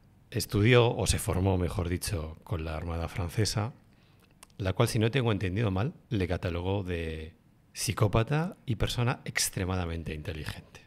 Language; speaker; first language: Spanish; native; Spanish